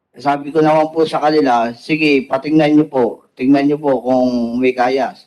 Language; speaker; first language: Filipino; native; Filipino